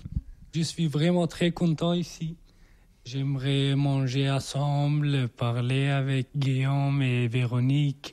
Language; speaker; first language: French; non-native, learner; Persian